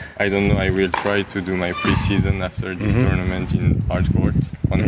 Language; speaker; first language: English; non-native, learner; French